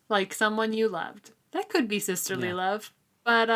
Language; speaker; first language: English; native; English